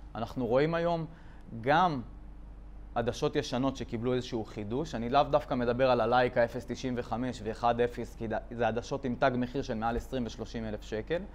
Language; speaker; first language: Hebrew; native; Hebrew